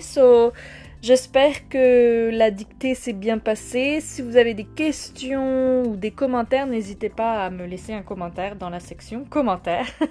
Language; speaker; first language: French; native; French